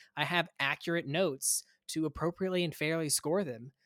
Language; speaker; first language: English; native; English